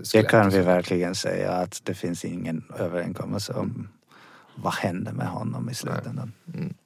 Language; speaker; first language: Swedish; non-native, fluent; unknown